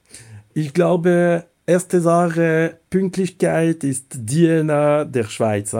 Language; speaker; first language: German; non-native, fluent; Italian